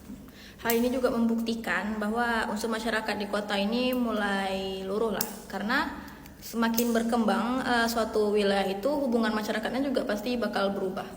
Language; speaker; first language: Indonesian; native; Indonesian